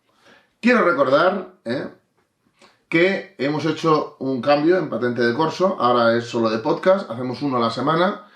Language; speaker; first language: Spanish; native; Spanish